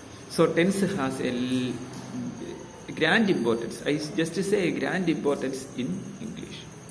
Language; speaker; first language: English; non-native, local second language; Malayalam